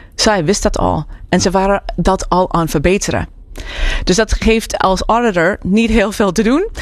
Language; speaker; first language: Dutch; non-native, fluent; English